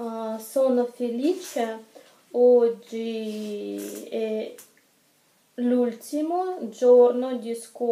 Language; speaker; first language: Italian; non-native, learner; Russian